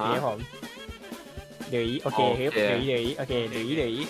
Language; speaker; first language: Thai; native; Thai